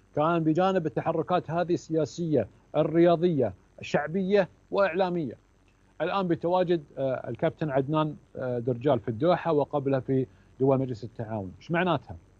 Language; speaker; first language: Arabic; native; Arabic